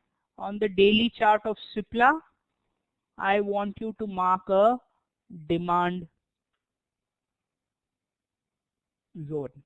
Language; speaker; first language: English; non-native, local second language; Hindi